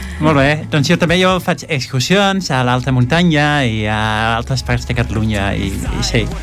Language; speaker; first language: Catalan; non-native, fluent; Dutch